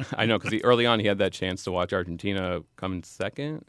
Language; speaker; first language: English; native; English